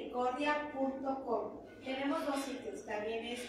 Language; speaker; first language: Spanish; native; Spanish